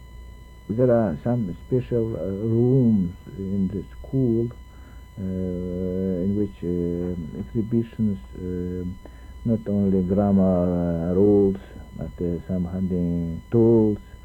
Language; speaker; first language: English; non-native, learner; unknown